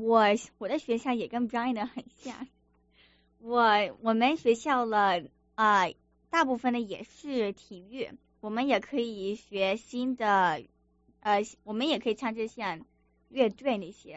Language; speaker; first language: Chinese; early bilingual, other home language; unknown